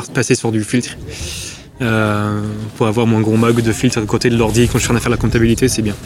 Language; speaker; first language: French; non-native, fluent; English